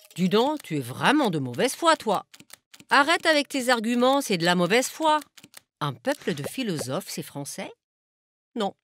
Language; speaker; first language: French; non-native, fluent; German